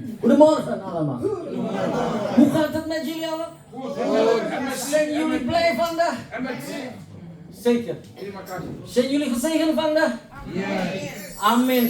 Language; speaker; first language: Dutch; non-native, fluent; Indonesian